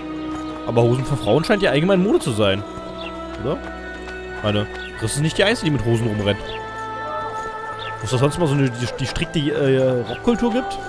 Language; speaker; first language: German; native; German